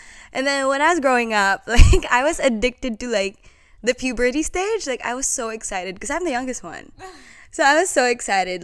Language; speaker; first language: English; non-native, local second language; Filipino